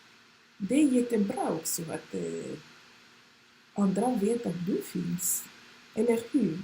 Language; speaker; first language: Swedish; non-native, fluent; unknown